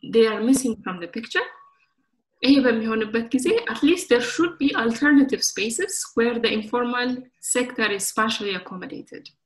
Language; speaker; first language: English; non-native, local second language; Amharic